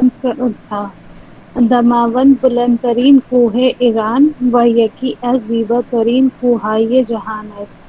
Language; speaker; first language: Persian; non-native, learner; Urdu